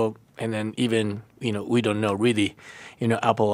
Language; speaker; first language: English; non-native, learner; Japanese